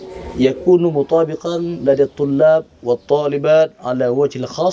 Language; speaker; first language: Arabic; non-native, fluent; Indonesian